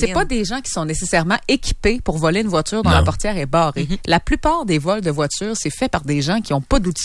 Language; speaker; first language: French; native; French